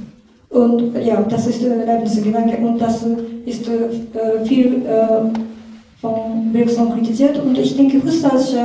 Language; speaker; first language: German; non-native, learner; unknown